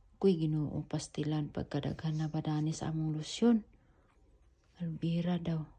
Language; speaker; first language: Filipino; non-native, local second language; Cebuano